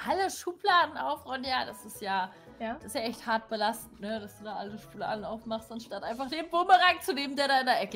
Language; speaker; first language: German; native; German